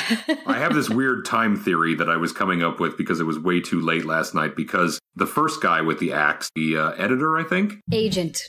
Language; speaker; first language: English; native; English